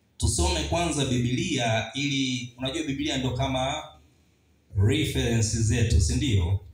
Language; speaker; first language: Swahili; native; Swahili